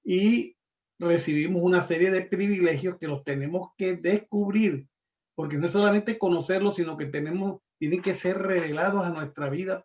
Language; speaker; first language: Spanish; native; Spanish